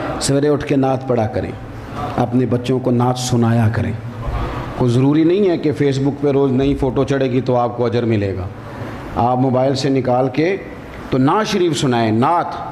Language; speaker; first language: Urdu; non-native, local second language; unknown